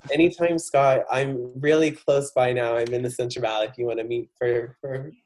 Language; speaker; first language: English; native; English